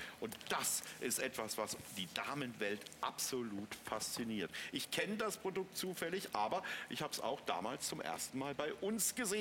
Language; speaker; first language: German; native; German